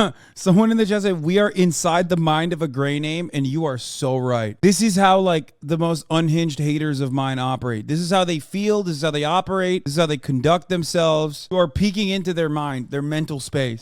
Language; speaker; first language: English; native; English